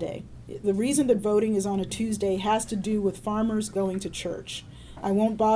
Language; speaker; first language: English; native; English